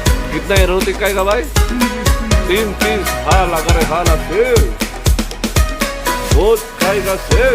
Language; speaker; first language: Hindi; non-native, learner; Filipino